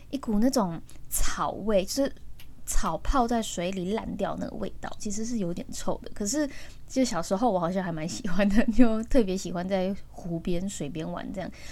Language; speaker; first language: Chinese; early bilingual, heritage; Chinese